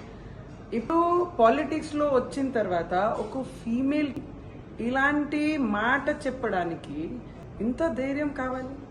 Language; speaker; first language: Telugu; non-native, local second language; Hindi